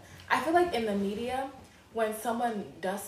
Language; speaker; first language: English; non-native, local second language; Akan